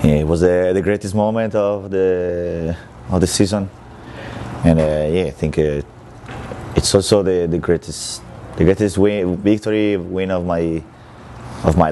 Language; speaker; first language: English; non-native, learner; Italian